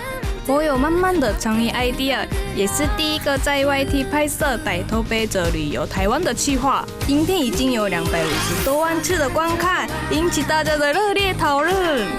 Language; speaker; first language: Chinese; non-native, fluent; Korean